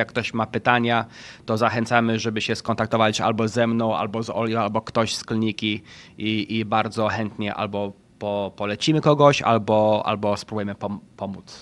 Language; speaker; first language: Polish; early bilingual, heritage; Polish